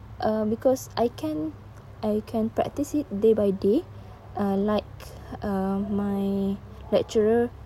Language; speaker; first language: English; non-native, learner; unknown